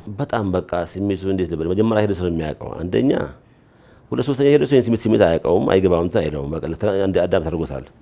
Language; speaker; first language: Amharic; native; Amharic